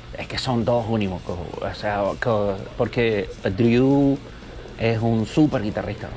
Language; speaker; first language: Spanish; native; Spanish